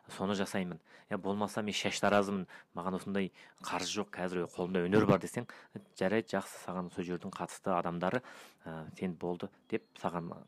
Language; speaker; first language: Kazakh; early bilingual, heritage; Kazakh